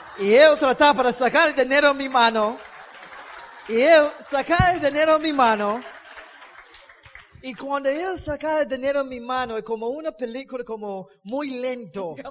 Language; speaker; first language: Spanish; non-native, learner; English